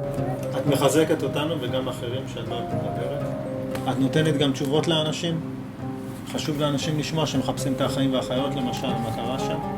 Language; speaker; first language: Hebrew; native; Hebrew